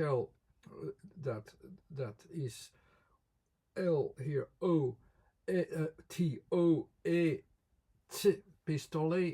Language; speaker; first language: English; non-native, fluent; Dutch